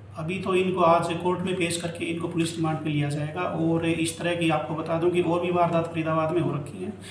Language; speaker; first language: Hindi; native; Hindi